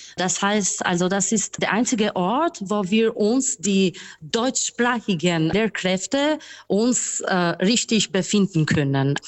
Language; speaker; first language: German; non-native, fluent; Albanian